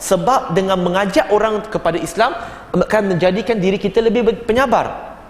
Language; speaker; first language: Malay; non-native, local second language; Chinese